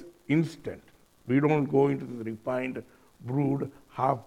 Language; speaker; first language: English; non-native, local second language; Tamil